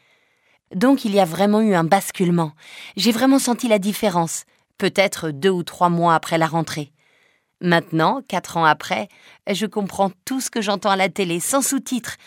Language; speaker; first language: French; native; French